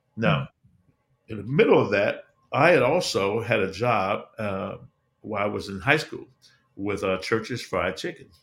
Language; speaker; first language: English; native; English